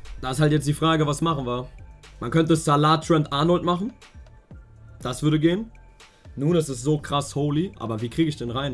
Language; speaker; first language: German; native; German